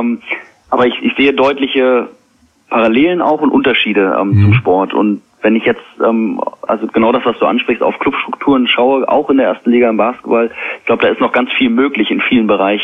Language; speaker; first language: German; native; German